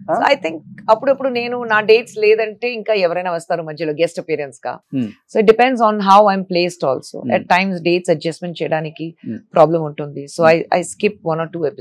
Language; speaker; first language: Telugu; non-native, learner; Tamil